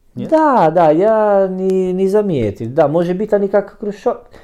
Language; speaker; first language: Russian; non-native, learner; Italian